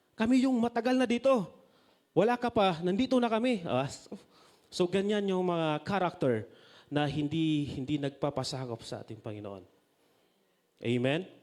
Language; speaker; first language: Filipino; non-native, local second language; Masbatenyo